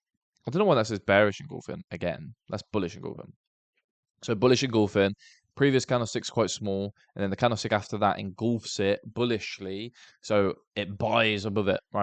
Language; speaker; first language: English; native; English